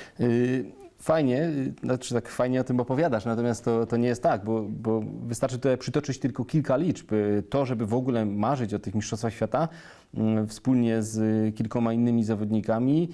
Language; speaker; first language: Polish; native; Polish